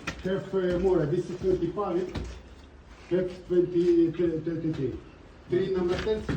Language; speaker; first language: English; non-native, learner; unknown